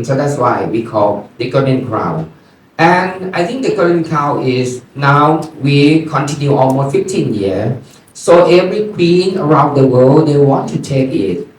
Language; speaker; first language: English; non-native, learner; Thai